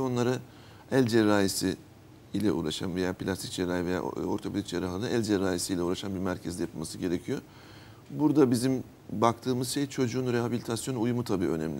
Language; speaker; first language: Turkish; native; Turkish